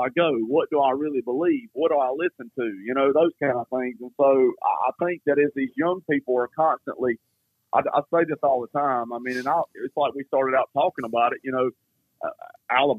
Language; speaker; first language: English; native; English